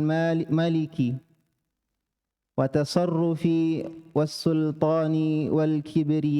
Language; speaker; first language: Arabic; non-native, learner; Indonesian